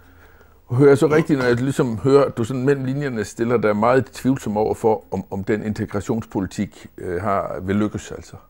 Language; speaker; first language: Danish; native; Danish